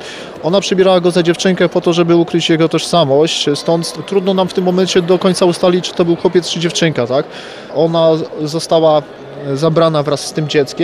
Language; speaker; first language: Polish; native; Polish